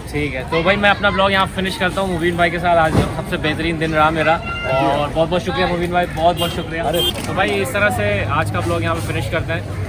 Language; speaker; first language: Urdu; native; Urdu